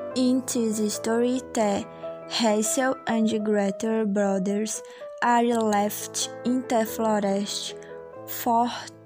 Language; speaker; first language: English; non-native, learner; Portuguese